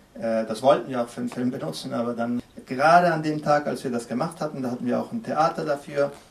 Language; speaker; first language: German; early bilingual, other home language; Spanish